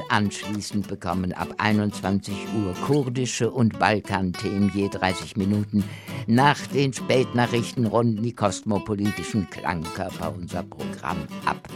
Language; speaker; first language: German; native; German